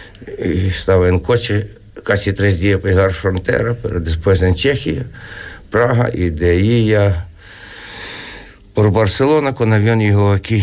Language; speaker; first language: Spanish; non-native, learner; Ukrainian